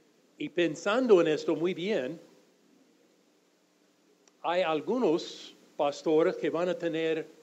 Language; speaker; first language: Spanish; non-native, fluent; English